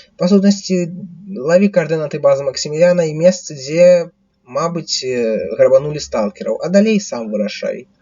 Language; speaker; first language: Belarusian; non-native, local second language; Russian